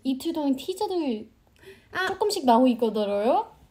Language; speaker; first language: Korean; non-native, fluent; Vietnamese